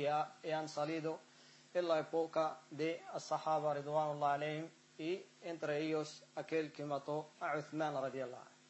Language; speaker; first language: Spanish; non-native, fluent; Arabic